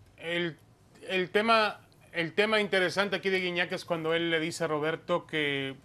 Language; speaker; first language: Spanish; native; Spanish